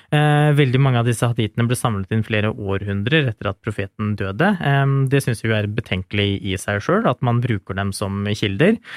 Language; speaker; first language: Norwegian; early bilingual, other home language; Urdu